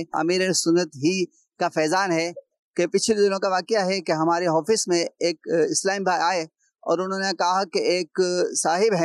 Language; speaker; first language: Urdu; native; Urdu